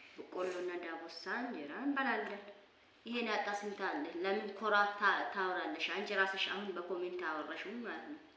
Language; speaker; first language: Amharic; native; Amharic